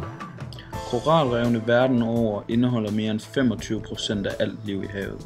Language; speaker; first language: Danish; native; Danish